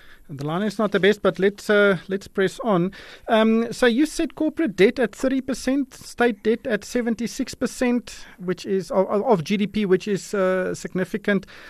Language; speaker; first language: English; non-native, local second language; Afrikaans